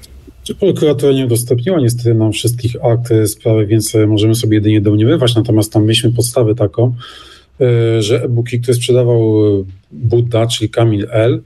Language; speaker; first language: Polish; native; Polish